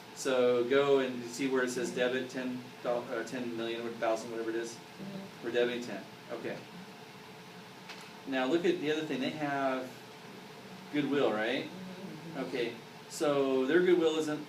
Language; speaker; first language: English; native; English